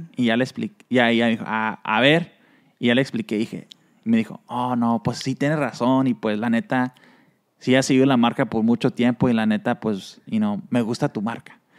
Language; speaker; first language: Spanish; early bilingual, heritage; Spanish